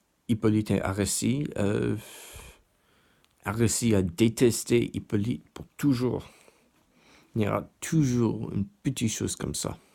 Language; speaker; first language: French; non-native, learner; English